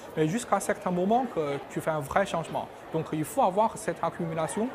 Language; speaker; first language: French; non-native, fluent; Chinese